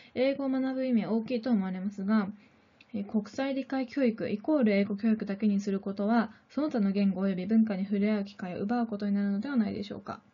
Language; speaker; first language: Japanese; non-native, fluent; Korean